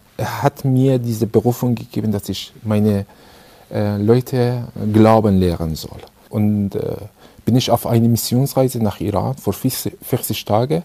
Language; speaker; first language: German; non-native, fluent; Persian